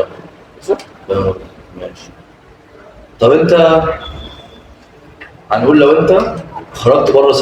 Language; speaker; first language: Arabic; native; Arabic